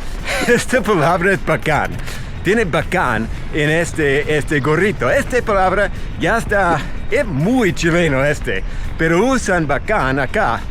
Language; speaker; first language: Spanish; non-native, fluent; English